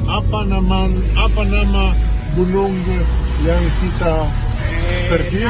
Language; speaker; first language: Indonesian; non-native, learner; Italian